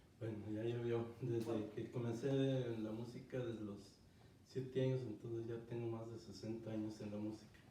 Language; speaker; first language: Spanish; native; Spanish